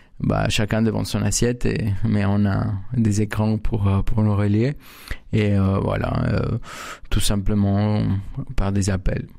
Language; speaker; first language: French; non-native, fluent; Spanish